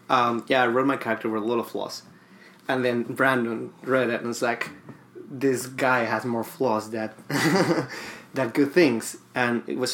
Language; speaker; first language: English; non-native, fluent; Spanish